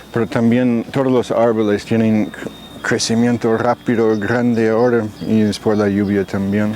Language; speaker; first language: Spanish; non-native, fluent; English